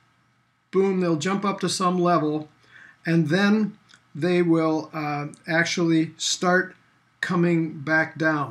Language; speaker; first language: English; native; English